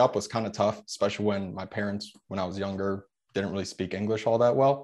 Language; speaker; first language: English; early bilingual, other home language; Polish